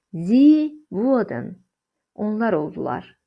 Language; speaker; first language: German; non-native, fluent; Azerbaijani